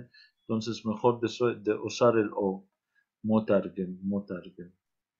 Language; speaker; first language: Spanish; non-native, fluent; Arabic